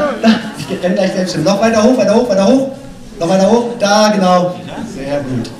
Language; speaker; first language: German; native; German